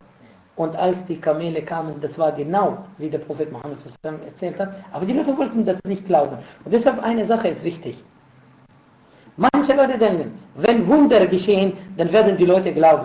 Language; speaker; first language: German; non-native, fluent; Arabic